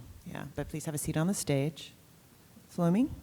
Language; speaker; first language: English; native; English